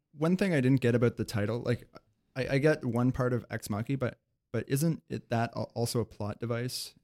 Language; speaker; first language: English; native; English